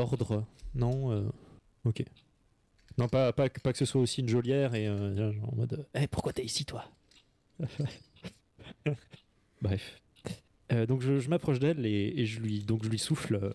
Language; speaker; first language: French; native; French